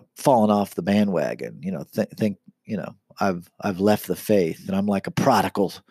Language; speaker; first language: English; native; English